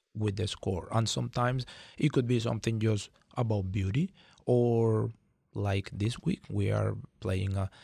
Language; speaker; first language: English; non-native, fluent; Spanish